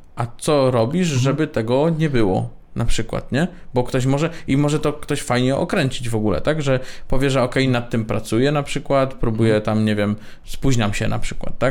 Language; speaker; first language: Polish; native; Polish